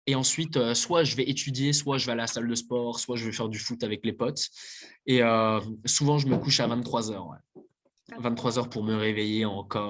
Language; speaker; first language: French; native; French